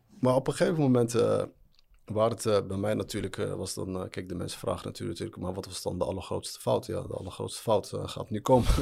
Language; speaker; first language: Dutch; early bilingual, other home language; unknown